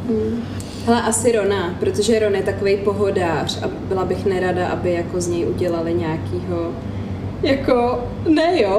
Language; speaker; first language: Czech; native; Czech